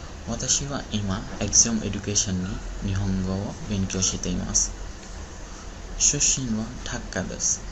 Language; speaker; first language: Japanese; non-native, learner; Bangla